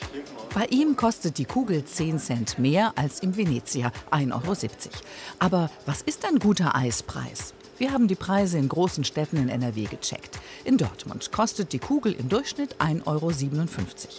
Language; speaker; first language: German; native; German